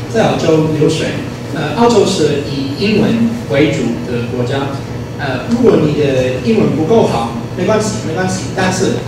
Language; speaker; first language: Chinese; non-native, fluent; English